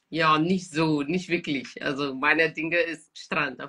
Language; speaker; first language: German; non-native, fluent; Portuguese